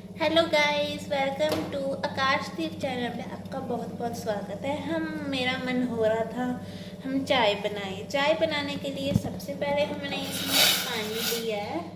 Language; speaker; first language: Hindi; non-native, local second language; Punjabi